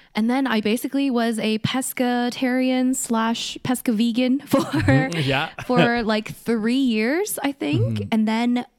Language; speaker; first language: English; early bilingual, other home language; Korean